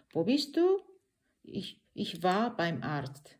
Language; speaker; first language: German; non-native, learner; Korean